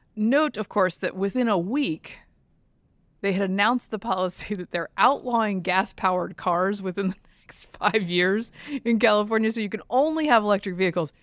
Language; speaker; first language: English; native; English